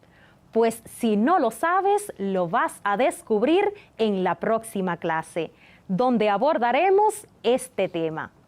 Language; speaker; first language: Spanish; native; Spanish